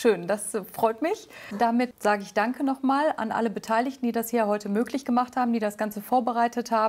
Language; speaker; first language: German; native; German